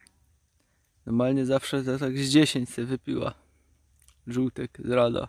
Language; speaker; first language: Polish; native; Polish